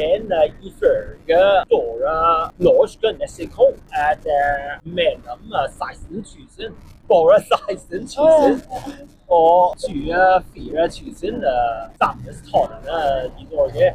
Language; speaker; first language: Norwegian; non-native, learner; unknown